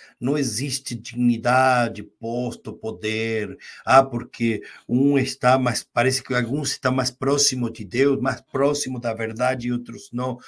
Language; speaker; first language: Portuguese; non-native, fluent; Spanish